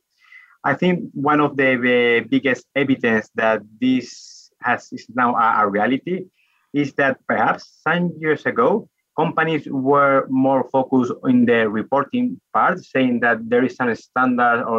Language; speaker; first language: English; non-native, fluent; Spanish